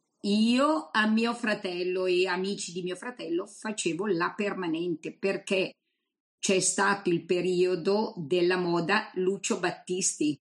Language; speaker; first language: Italian; native; Italian